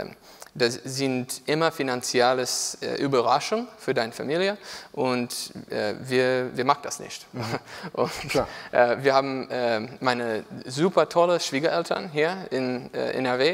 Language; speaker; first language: German; non-native, learner; English